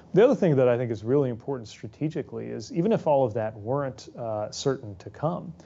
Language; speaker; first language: English; native; English